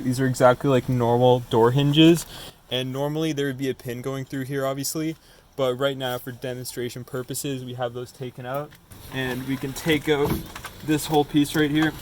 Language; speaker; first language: English; native; English